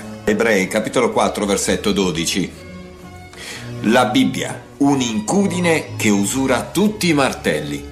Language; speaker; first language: Italian; native; Italian